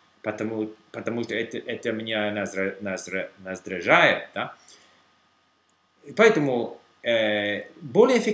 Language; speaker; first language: Russian; non-native, learner; English